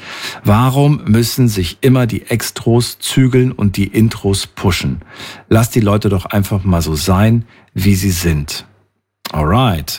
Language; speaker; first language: German; native; German